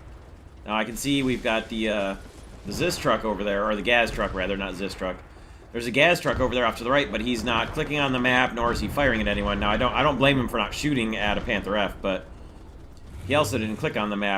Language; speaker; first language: English; native; English